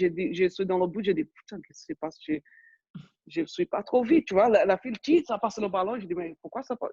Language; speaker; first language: French; non-native, fluent; Portuguese